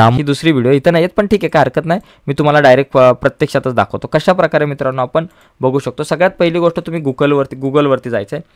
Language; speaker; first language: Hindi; non-native, local second language; Marathi